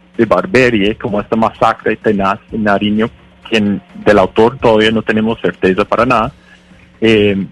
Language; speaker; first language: Spanish; non-native, fluent; English